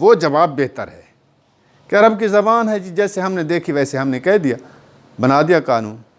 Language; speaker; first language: Urdu; non-native, local second language; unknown